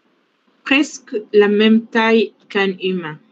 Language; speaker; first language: French; non-native, fluent; Spanish